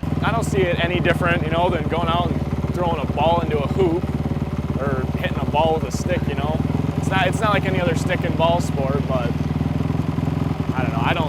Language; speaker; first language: English; native; English